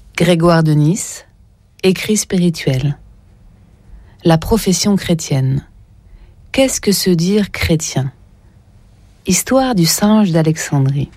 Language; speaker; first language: French; native; French